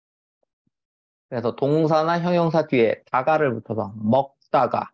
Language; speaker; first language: Korean; native; Korean